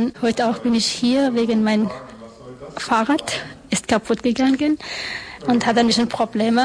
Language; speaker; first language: German; non-native, learner; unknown